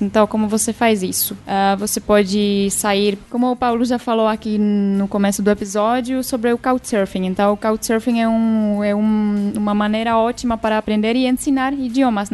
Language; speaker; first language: Portuguese; non-native, fluent; Czech